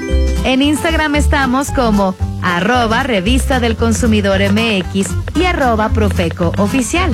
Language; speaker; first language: Spanish; native; Spanish